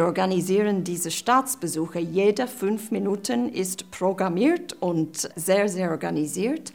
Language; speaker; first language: German; non-native, fluent; English